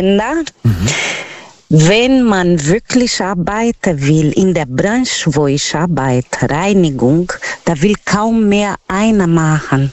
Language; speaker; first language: German; non-native, fluent; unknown